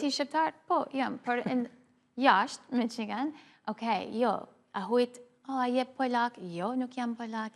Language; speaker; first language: Albanian; early bilingual, heritage; Albanian